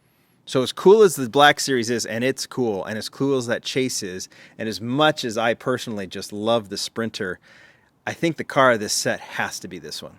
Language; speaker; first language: English; native; English